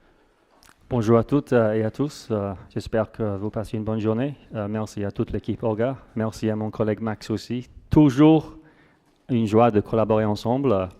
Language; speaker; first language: French; non-native, fluent; English